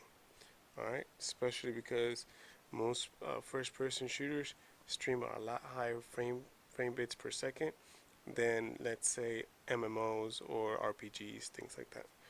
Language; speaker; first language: English; native; English